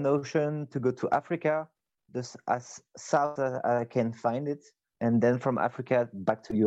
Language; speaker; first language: English; non-native, fluent; French